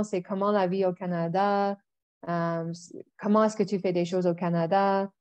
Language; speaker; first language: French; non-native, local second language; English